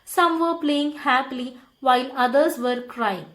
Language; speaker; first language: English; non-native, local second language; Malayalam